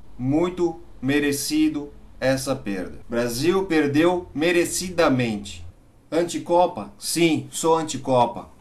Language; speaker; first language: Portuguese; native; Portuguese